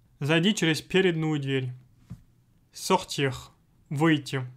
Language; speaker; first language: Russian; non-native, fluent; French